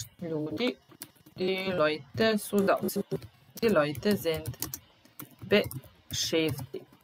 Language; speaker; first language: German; non-native, fluent; Serbian